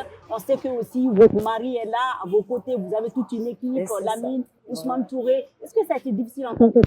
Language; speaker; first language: French; non-native, local second language; Arabic